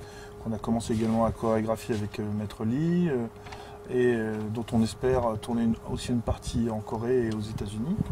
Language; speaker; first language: French; native; French